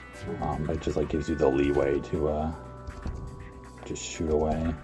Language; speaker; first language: English; native; English